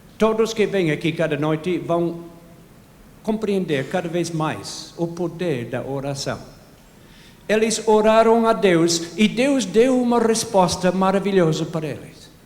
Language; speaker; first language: Portuguese; non-native, fluent; English